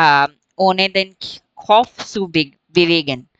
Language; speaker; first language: German; non-native, fluent; Hindi